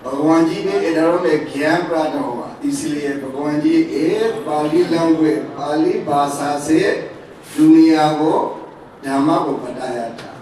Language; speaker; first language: Hindi; non-native, learner; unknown